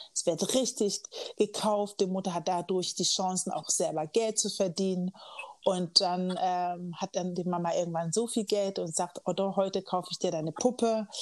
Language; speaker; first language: German; early bilingual, other home language; Akan